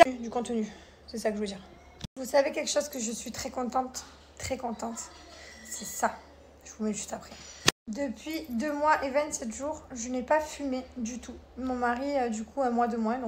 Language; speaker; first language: French; native; French